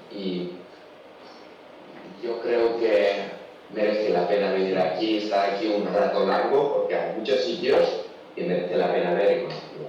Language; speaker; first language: Spanish; non-native, learner; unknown